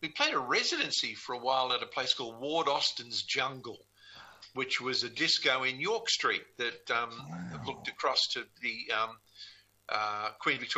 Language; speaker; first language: English; native; English